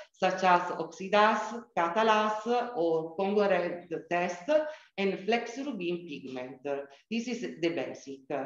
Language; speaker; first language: English; non-native, learner; Italian